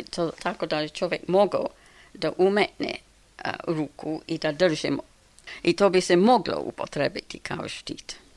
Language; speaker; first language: Serbian; non-native, fluent; English